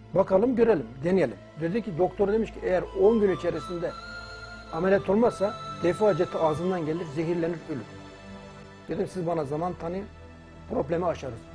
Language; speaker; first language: Turkish; native; Turkish